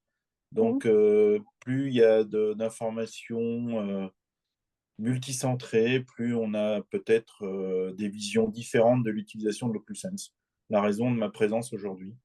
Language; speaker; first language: French; native; French